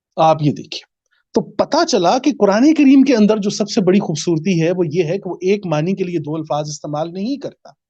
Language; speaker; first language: Urdu; native; Urdu